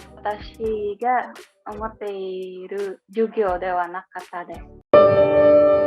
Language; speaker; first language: Japanese; non-native, learner; Indonesian